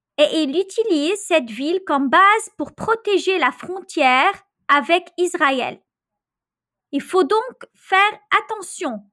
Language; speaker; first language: French; non-native, local second language; Arabic